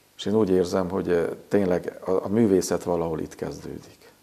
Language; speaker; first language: Hungarian; native; Hungarian